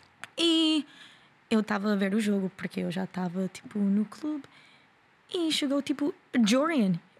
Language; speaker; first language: Portuguese; non-native, learner; English